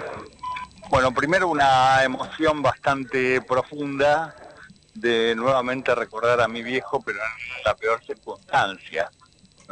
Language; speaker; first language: Spanish; native; Spanish